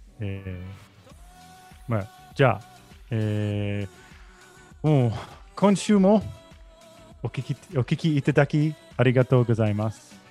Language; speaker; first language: Japanese; non-native, learner; English